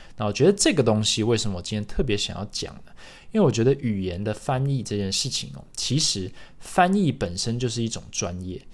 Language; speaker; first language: Chinese; early bilingual, other home language; English